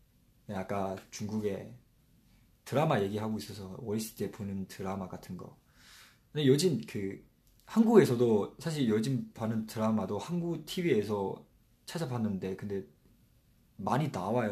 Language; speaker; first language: Korean; non-native, fluent; Chinese